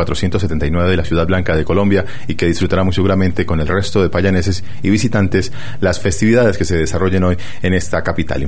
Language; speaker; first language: Spanish; native; Spanish